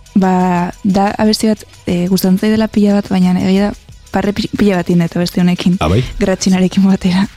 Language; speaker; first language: Basque; native; Basque